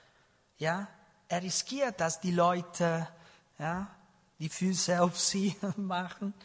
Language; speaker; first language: German; non-native, learner; Italian